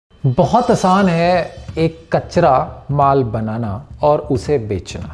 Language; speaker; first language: Hindi; native; Hindi